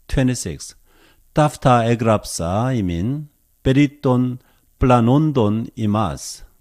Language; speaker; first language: Greek; non-native, learner; Korean